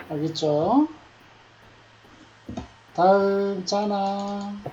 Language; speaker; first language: Korean; native; Korean